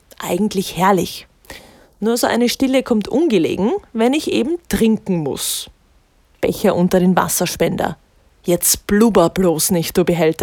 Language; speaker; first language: German; native; German